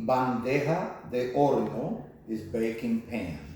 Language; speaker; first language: Spanish; non-native, learner; English